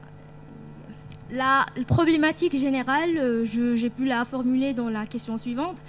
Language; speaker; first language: French; non-native, local second language; Arabic